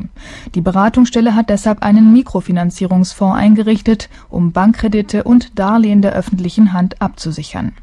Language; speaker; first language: German; native; German